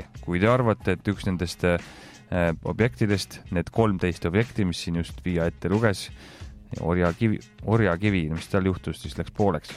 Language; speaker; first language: Estonian; native; Estonian